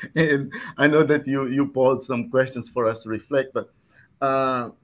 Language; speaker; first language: English; non-native, fluent; Portuguese